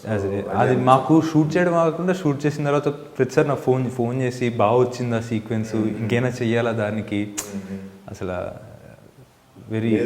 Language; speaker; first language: Telugu; native; Telugu